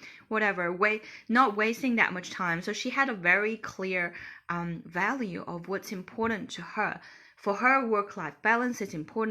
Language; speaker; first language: English; non-native, fluent; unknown